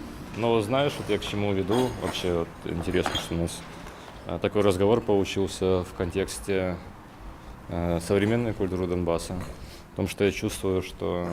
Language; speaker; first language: Russian; native; Russian